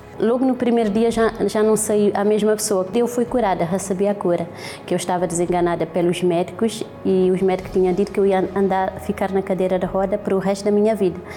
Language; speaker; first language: Portuguese; non-native, local second language; Kabuverdianu